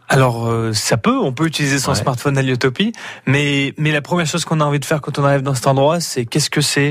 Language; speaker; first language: French; native; French